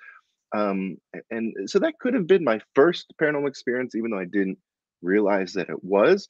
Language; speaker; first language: English; native; English